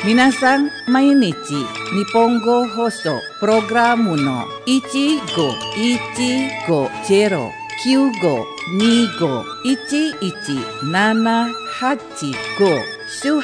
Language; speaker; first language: Japanese; non-native, fluent; Indonesian